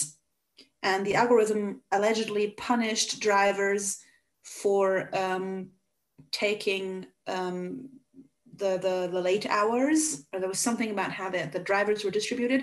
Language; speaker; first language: English; non-native, fluent; Hungarian